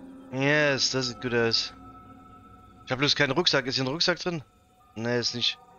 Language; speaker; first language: German; native; German